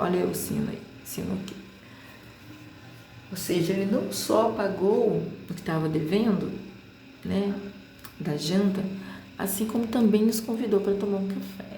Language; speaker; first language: Portuguese; native; Portuguese